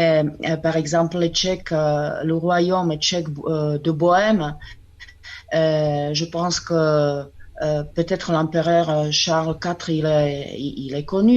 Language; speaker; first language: French; non-native, fluent; Czech